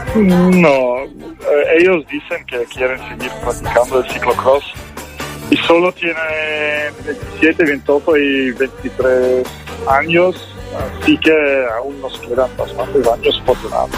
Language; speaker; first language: Spanish; non-native, fluent; Dutch